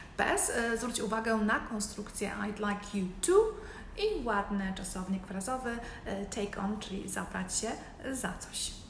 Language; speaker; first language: Polish; native; Polish